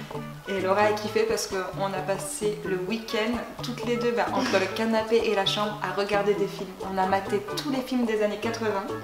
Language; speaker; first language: French; native; French